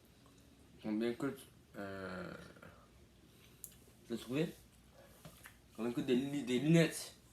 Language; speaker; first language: French; native; French